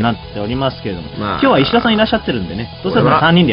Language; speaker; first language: Japanese; native; Japanese